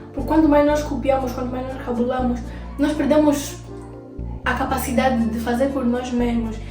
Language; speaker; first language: Portuguese; native; Portuguese